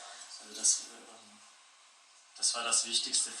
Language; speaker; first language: German; early bilingual, other home language; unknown